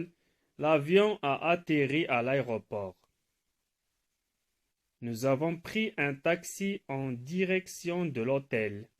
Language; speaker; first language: French; non-native, local second language; Arabic